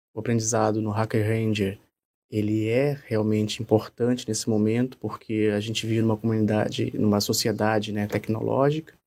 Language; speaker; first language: Portuguese; native; Portuguese